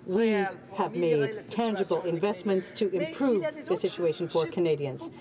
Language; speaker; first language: English; native; English